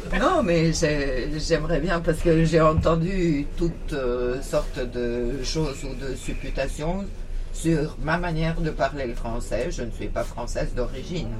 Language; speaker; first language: French; non-native, fluent; Serbian